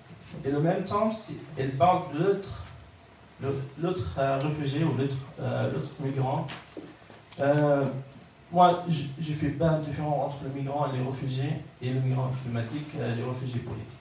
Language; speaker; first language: French; non-native, learner; Arabic